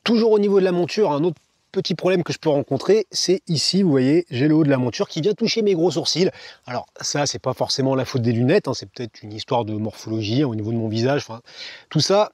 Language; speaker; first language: French; native; French